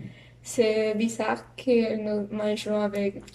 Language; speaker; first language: French; non-native, learner; Spanish